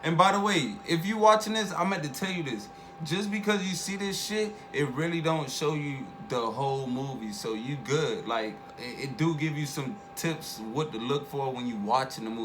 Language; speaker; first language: English; native; English